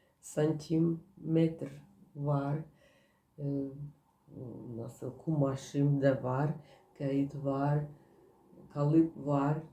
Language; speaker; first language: Turkish; non-native, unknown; Russian